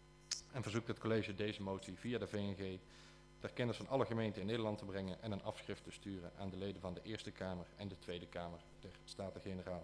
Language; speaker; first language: Dutch; native; Dutch